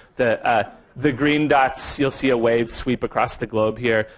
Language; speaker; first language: English; native; English